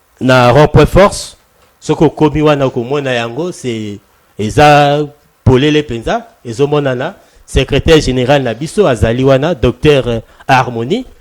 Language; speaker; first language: Lingala; native; Lingala